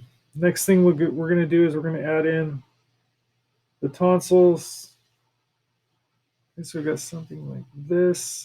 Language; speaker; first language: English; native; English